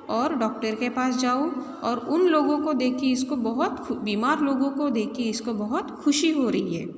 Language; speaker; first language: Hindi; non-native, local second language; Marathi